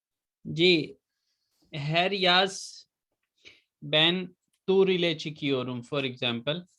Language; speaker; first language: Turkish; non-native, learner; Urdu